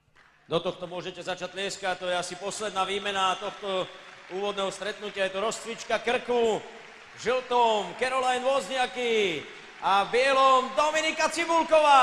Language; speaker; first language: Slovak; native; Slovak